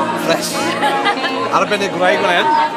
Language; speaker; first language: Welsh; native; Welsh